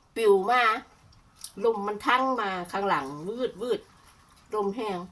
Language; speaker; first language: Thai; native; Thai